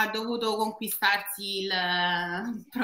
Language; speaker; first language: Italian; native; Italian